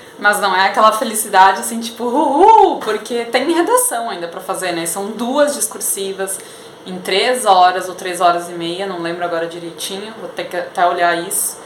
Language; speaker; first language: Portuguese; native; Portuguese